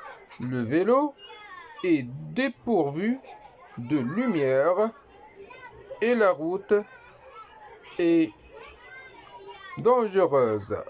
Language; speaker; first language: French; non-native, local second language; Arabic